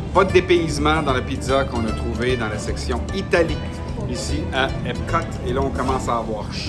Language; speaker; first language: French; native; French